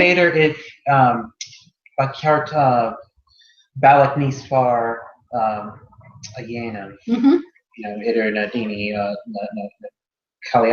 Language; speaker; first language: Irish; non-native, learner; English